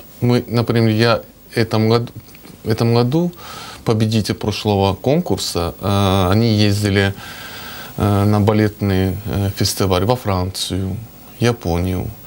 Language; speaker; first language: Russian; non-native, fluent; Japanese